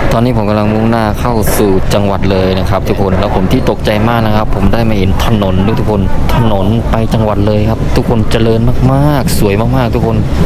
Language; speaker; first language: Thai; native; Thai